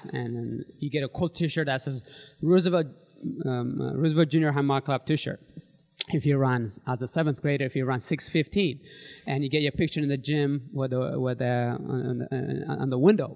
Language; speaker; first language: English; early bilingual, other home language; Tigrinya